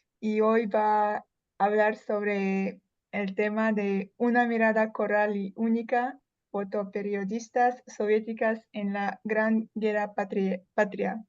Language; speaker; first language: Spanish; non-native, fluent; Russian